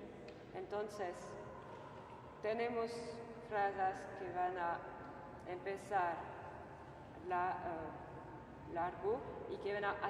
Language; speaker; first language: Spanish; non-native, fluent; French